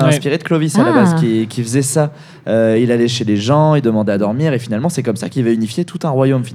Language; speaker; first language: French; native; French